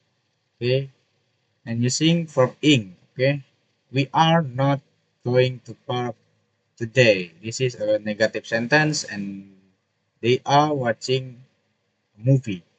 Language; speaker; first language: English; non-native, learner; Indonesian